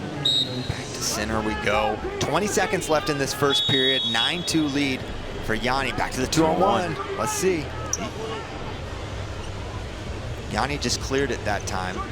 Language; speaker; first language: English; native; English